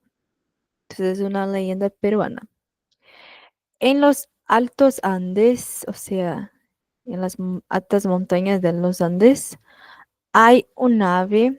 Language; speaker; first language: Spanish; non-native, fluent; Portuguese